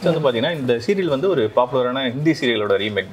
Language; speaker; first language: Tamil; native; Tamil